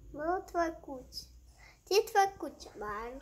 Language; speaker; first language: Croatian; non-native, learner; Polish